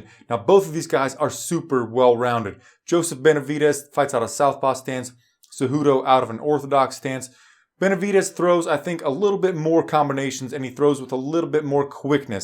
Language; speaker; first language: English; native; English